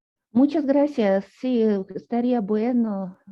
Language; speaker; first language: Spanish; non-native, fluent; Russian